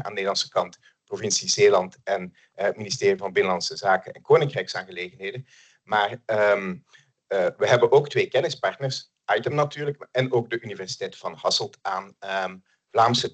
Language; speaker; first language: Dutch; native; Dutch